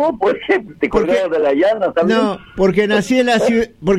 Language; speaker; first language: Spanish; native; Spanish